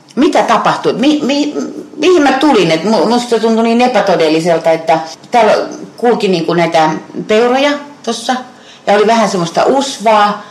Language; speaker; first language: Finnish; native; Finnish